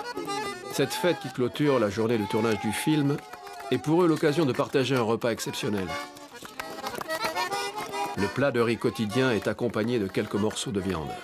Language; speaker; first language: French; native; French